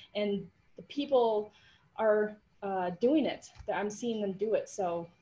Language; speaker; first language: English; native; English